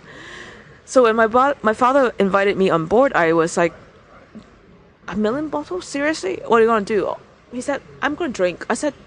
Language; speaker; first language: English; non-native, local second language; Cantonese